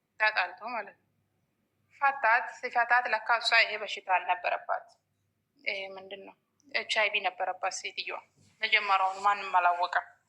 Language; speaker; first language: Amharic; non-native, local second language; Oromo